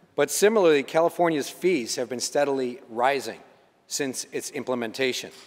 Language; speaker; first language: English; native; English